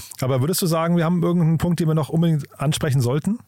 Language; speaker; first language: German; native; German